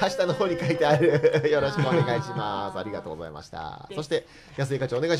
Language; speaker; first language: Japanese; native; Japanese